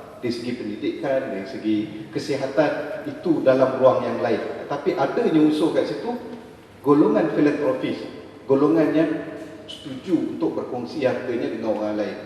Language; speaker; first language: Malay; native; Malay